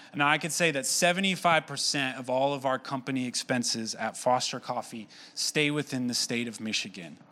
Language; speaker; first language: English; native; English